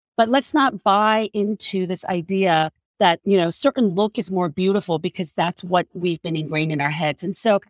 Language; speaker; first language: English; non-native, fluent; Korean